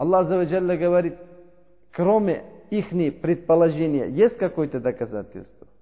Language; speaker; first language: Russian; non-native, learner; Uzbek